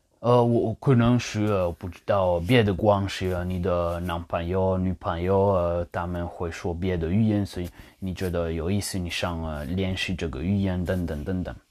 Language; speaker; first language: Chinese; non-native, learner; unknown